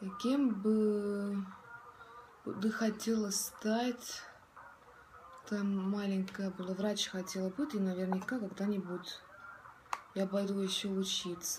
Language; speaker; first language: Russian; non-native, local second language; Estonian